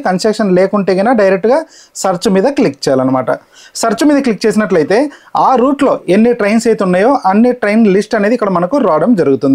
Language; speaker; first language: Telugu; native; Telugu